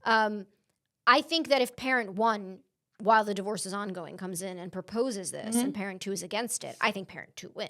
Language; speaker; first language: English; native; English